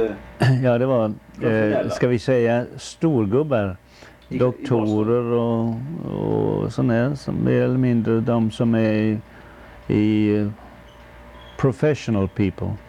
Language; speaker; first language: Swedish; early bilingual, heritage; Swedish